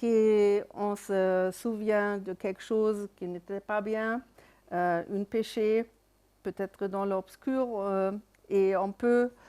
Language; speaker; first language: French; non-native, fluent; German